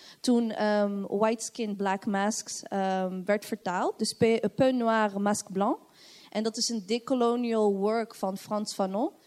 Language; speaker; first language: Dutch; native; Dutch